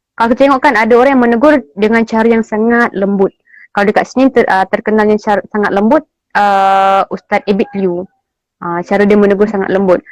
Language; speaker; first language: Malay; native; Malay